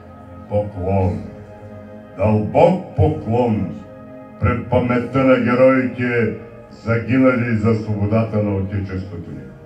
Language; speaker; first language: Bulgarian; native; Bulgarian